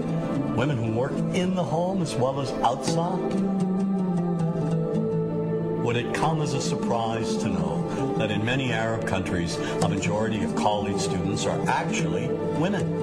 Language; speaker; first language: English; native; English